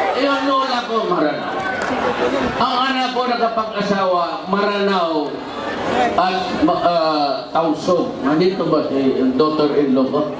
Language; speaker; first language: Filipino; non-native, local second language; Cebuano